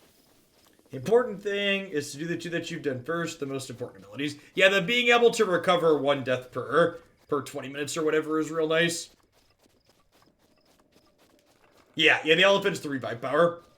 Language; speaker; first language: English; native; English